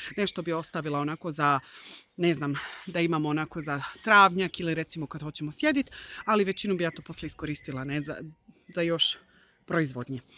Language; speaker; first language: Bosnian; early bilingual, heritage; Croatian